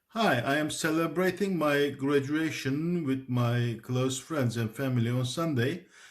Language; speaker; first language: English; non-native, fluent; Turkish